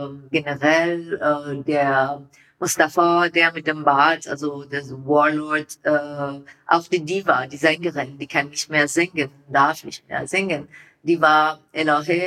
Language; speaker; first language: German; non-native, learner; Persian